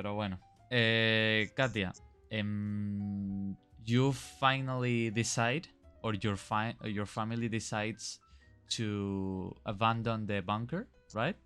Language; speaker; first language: English; non-native, fluent; Spanish